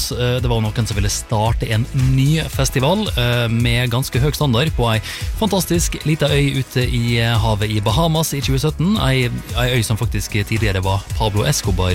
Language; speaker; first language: Norwegian; native; Norwegian